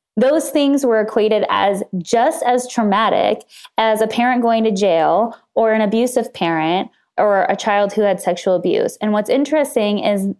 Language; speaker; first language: English; native; English